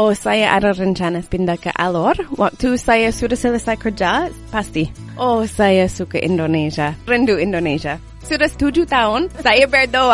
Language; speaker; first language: Indonesian; non-native, learner; English